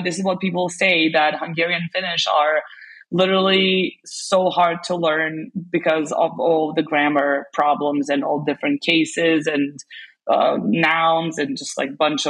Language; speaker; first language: English; non-native, fluent; Serbian